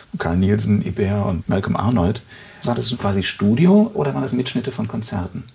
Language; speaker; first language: German; native; German